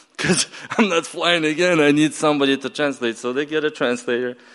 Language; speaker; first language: English; non-native, fluent; Ukrainian